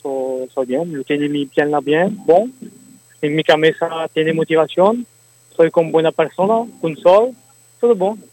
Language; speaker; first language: Spanish; non-native, learner; French